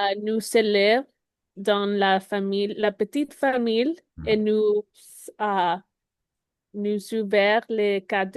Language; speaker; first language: French; non-native, learner; Spanish